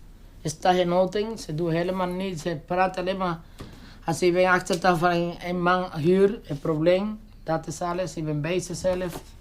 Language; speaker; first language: Dutch; non-native, learner; Spanish